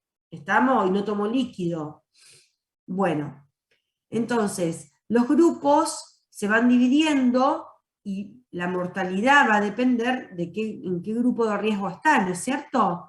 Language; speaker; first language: Spanish; native; Spanish